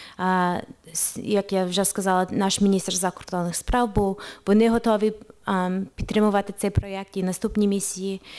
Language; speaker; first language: Ukrainian; early bilingual, heritage; Ukrainian